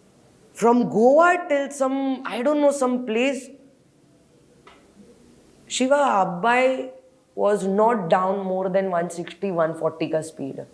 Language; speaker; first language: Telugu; non-native, local second language; Hindi